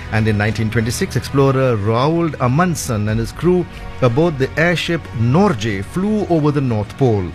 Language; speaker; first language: English; early bilingual, other home language; Hindi